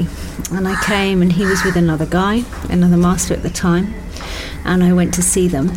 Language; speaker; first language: English; native; English